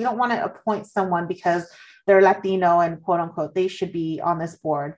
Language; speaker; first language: English; early bilingual, other home language; Spanish